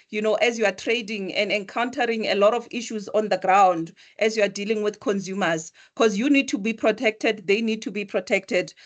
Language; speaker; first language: English; non-native, local second language; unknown